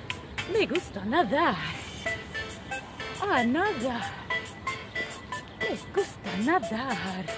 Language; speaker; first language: Spanish; non-native, fluent; English